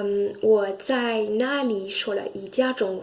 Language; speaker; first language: Chinese; non-native, learner; French